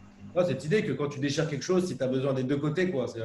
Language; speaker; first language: French; native; French